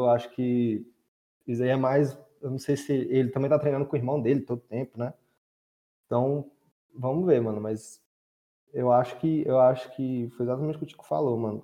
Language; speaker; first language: Portuguese; native; Portuguese